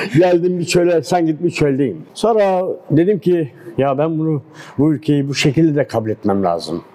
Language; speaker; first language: Turkish; native; Turkish